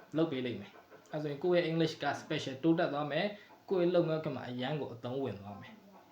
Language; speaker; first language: Burmese; native; Burmese